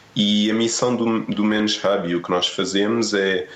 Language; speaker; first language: Portuguese; native; Portuguese